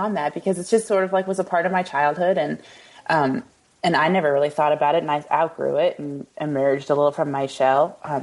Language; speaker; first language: English; native; English